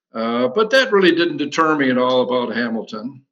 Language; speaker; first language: English; native; English